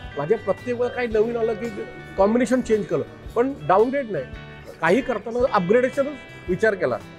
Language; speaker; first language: Marathi; non-native, local second language; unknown